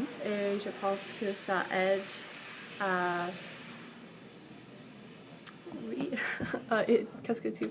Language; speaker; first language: French; non-native, learner; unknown